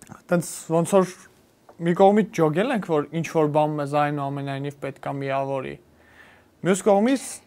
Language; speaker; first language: Armenian; native; Armenian